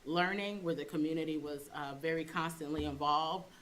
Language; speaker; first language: English; native; English